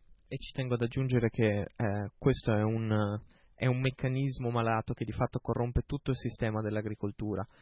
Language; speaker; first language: Italian; native; Italian